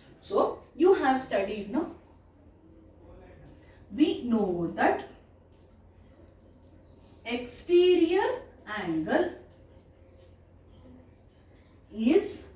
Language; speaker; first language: English; non-native, local second language; Kannada